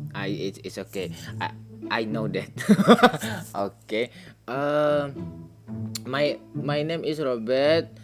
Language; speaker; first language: English; non-native, learner; Indonesian